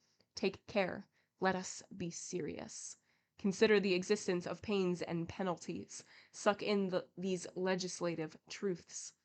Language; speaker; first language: English; native; English